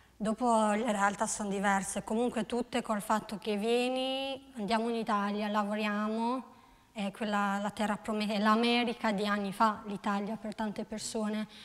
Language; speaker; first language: Italian; non-native, fluent; Albanian